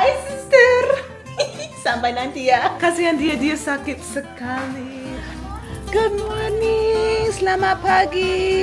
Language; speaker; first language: Indonesian; non-native, learner; English